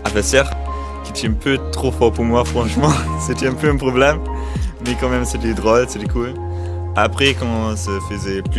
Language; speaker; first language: French; non-native, learner; German